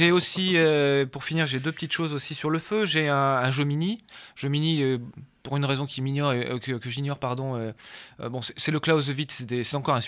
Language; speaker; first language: French; native; French